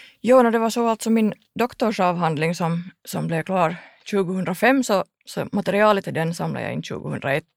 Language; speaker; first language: Swedish; native; Swedish